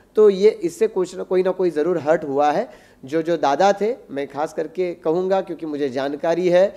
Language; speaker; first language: Hindi; non-native, local second language; Marathi